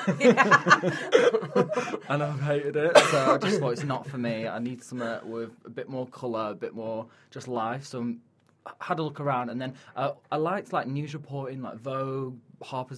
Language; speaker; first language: English; native; English